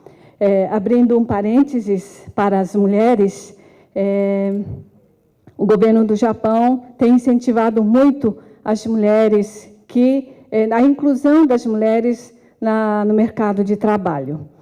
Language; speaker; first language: Portuguese; non-native, fluent; Japanese